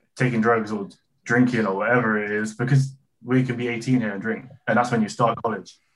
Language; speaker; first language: English; native; English